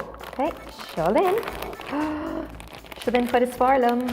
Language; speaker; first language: Irish; non-native, local second language; English